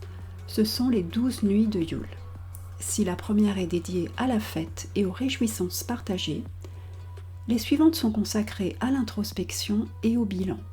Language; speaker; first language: French; native; French